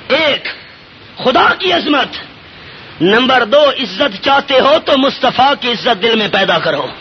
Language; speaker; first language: Urdu; non-native, local second language; Pashto